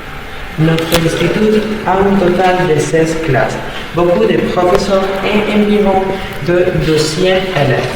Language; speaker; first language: French; non-native, learner; Spanish